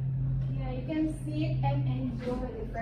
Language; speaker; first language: English; non-native, fluent; Indonesian